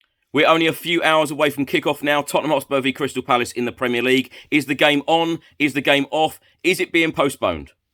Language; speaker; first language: English; native; English